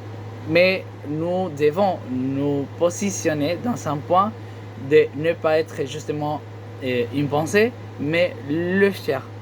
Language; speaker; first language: French; non-native, learner; Spanish